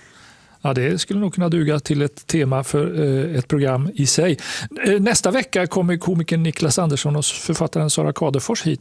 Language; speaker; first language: Swedish; native; Swedish